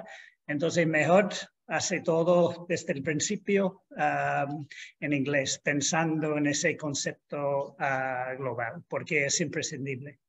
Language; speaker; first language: Spanish; non-native, fluent; English